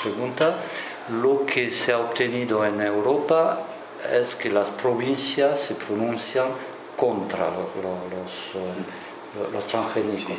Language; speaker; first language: Spanish; non-native, fluent; French